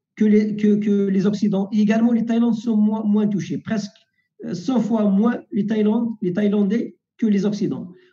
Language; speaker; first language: French; non-native, local second language; Arabic